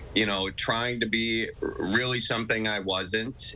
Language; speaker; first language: English; native; English